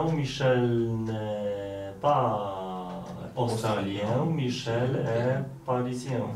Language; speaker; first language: French; non-native, learner; Polish